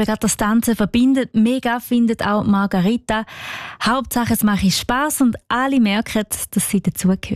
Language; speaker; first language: German; native; German